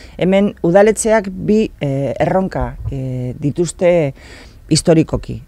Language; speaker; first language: Basque; non-native, local second language; Spanish